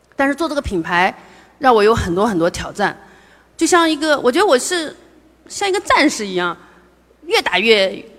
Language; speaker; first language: Chinese; native; Chinese